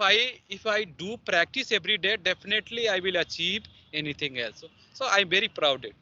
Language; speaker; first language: English; non-native, learner; Hindi